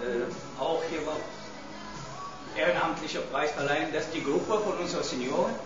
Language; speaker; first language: German; non-native, learner; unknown